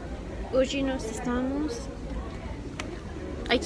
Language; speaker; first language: Portuguese; non-native, learner; English